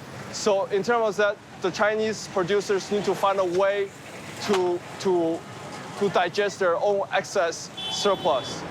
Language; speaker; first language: English; non-native, fluent; Chinese